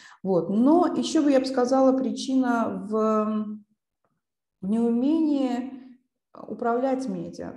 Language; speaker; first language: Russian; non-native, local second language; Uzbek